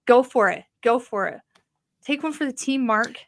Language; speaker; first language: English; native; English